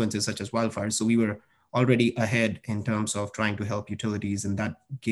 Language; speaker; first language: English; non-native, local second language; Hindi